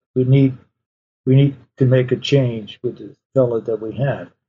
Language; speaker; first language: English; early bilingual, other home language; Polish